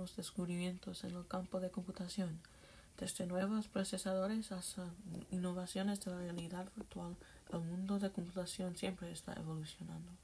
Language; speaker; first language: Spanish; non-native, learner; English